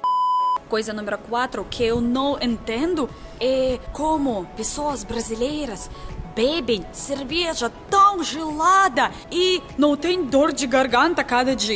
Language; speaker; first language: Portuguese; non-native, learner; Russian